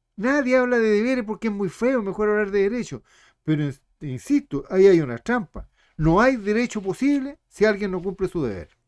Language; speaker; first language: Spanish; native; Spanish